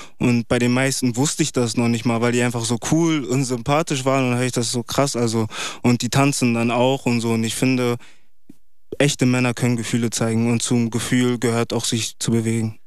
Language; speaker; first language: German; early bilingual, other home language; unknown